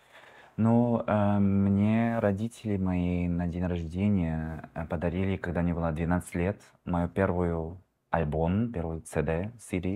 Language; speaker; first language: Russian; early bilingual, heritage; Russian